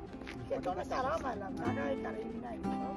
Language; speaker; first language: Japanese; non-native, learner; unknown